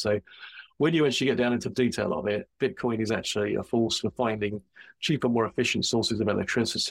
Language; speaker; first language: English; native; English